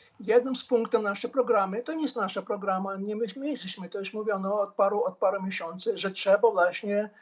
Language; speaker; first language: Polish; non-native, fluent; Ukrainian